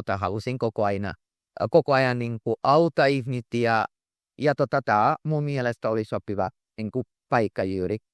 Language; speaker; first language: Finnish; non-native, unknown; Croatian